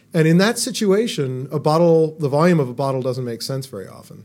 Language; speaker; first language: English; native; English